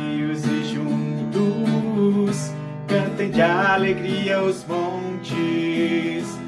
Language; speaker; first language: Portuguese; native; Portuguese